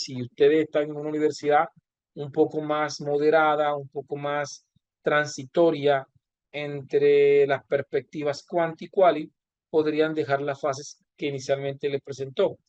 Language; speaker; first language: Spanish; native; Spanish